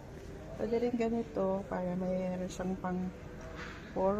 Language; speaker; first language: Filipino; native; Filipino